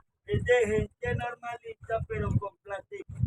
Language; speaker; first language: Spanish; native; Spanish